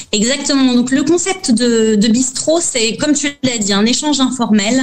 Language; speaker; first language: French; native; French